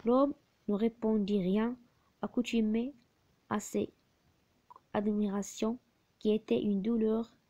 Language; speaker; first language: French; non-native, local second language; Arabic